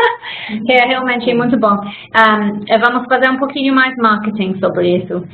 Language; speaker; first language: Portuguese; non-native, fluent; English